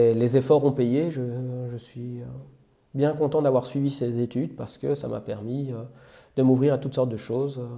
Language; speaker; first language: French; native; French